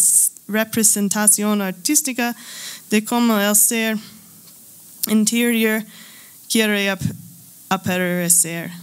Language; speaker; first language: Spanish; non-native, learner; English